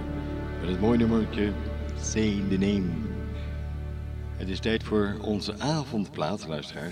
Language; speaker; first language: Dutch; native; Dutch